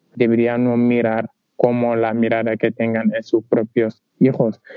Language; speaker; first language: Spanish; non-native, learner; Wolof